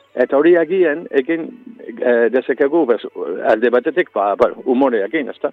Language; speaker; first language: Basque; non-native, fluent; English